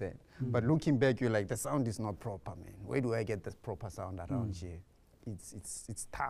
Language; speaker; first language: English; non-native, local second language; Tswana